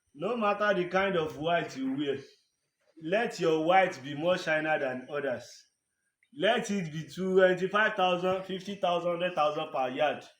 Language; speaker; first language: English; non-native, local second language; Yoruba